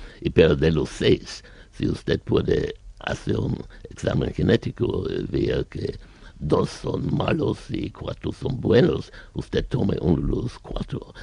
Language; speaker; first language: Spanish; non-native, learner; German